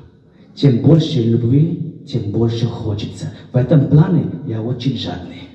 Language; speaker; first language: Russian; non-native, fluent; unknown